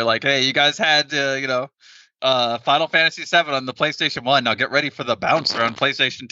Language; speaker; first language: English; native; English